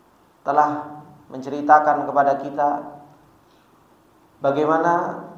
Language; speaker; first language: Indonesian; native; Indonesian